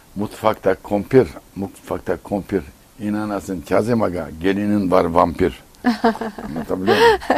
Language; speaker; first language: Turkish; native; Turkish